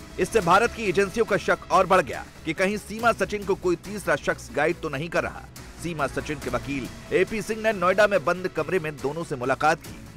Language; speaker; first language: Hindi; native; Hindi